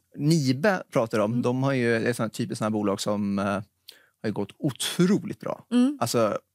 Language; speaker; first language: Swedish; native; Swedish